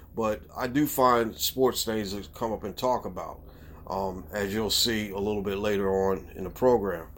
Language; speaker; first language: English; native; English